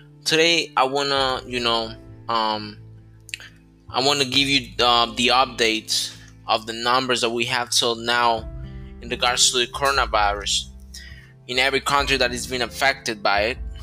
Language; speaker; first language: English; non-native, fluent; Spanish